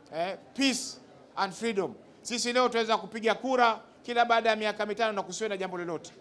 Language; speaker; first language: Swahili; native; Swahili